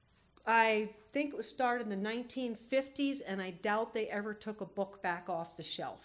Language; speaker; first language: English; native; English